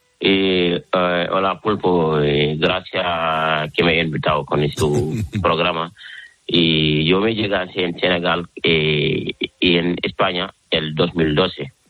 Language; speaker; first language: Spanish; non-native, learner; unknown